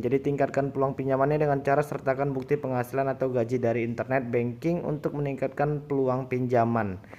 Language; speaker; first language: Indonesian; native; Indonesian